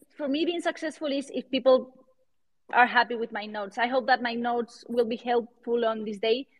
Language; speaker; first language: English; non-native, fluent; Spanish